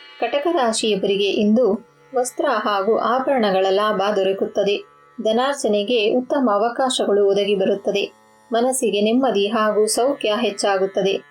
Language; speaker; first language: Kannada; native; Kannada